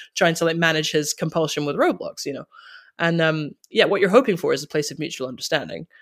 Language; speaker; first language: English; native; English